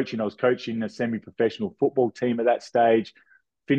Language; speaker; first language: English; native; English